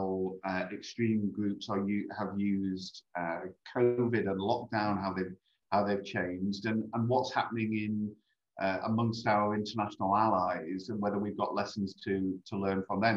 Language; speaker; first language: English; native; English